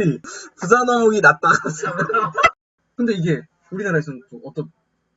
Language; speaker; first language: Korean; native; Korean